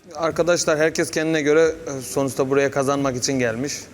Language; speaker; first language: Turkish; native; Turkish